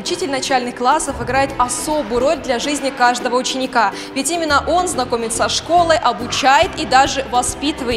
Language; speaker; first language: Russian; native; Russian